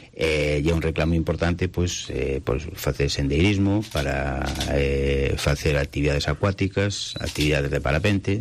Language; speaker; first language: Galician; native; Galician